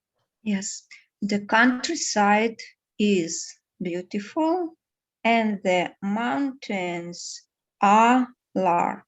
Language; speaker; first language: English; non-native, learner; Russian